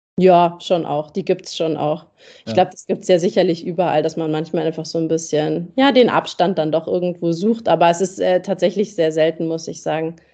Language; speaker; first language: German; native; German